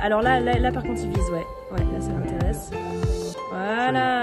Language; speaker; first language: French; native; French